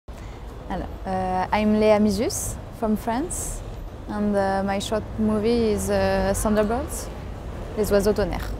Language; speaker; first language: English; non-native, learner; French